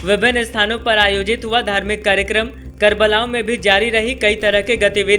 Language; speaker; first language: Hindi; native; Hindi